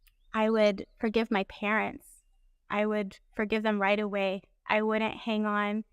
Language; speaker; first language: English; native; English